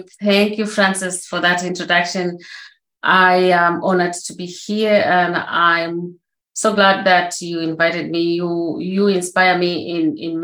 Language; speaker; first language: English; non-native, local second language; Shona